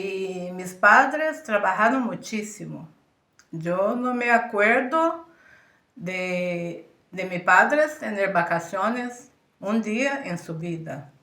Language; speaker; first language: Spanish; early bilingual, heritage; Spanish